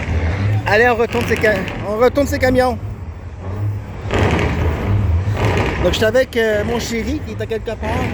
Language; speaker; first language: French; native; French